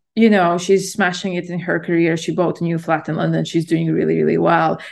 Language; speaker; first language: English; non-native, fluent; Latvian